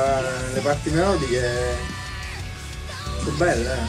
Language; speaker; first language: Italian; native; Italian